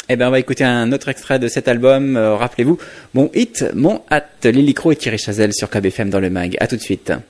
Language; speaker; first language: French; native; French